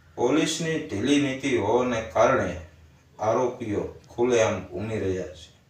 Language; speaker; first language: Gujarati; native; Gujarati